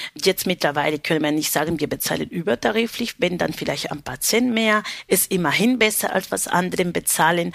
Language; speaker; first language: German; non-native, fluent; Spanish